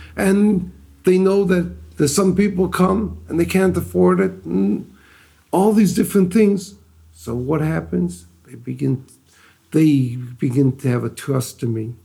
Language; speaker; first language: English; native; English